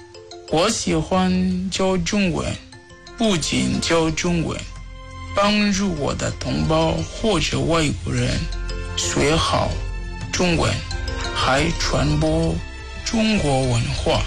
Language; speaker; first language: Chinese; non-native, fluent; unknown